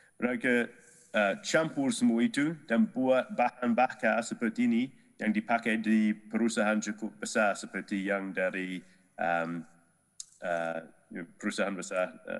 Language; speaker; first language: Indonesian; non-native, fluent; English